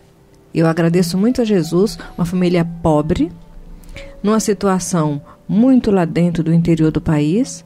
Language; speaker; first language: Portuguese; native; Portuguese